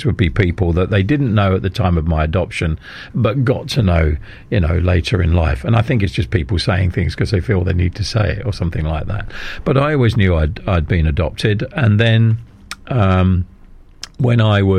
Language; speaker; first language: English; native; English